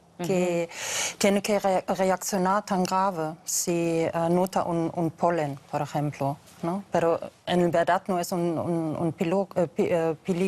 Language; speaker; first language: Spanish; non-native, fluent; German